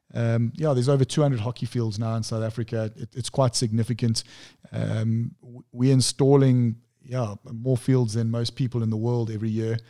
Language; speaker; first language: English; native; English